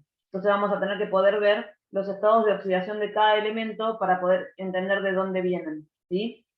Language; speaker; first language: Spanish; native; Spanish